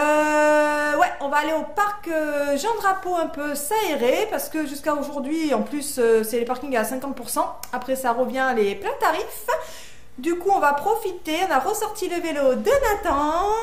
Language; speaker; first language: French; native; French